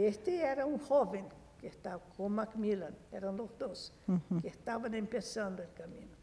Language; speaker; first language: Spanish; non-native, fluent; Portuguese